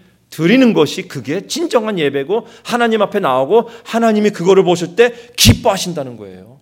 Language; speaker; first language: Korean; early bilingual, heritage; Korean